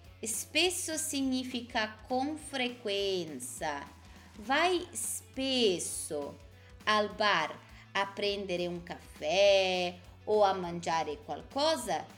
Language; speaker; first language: Italian; non-native, fluent; Portuguese